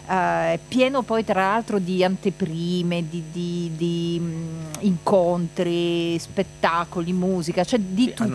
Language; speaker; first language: Italian; native; Italian